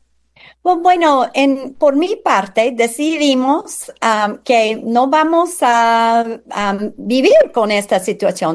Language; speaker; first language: Spanish; non-native, fluent; English